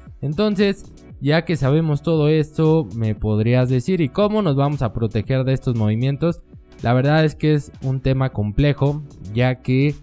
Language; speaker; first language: Spanish; native; Spanish